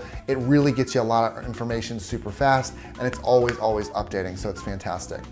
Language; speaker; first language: English; native; English